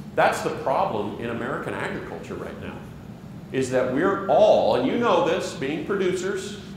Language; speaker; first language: English; native; English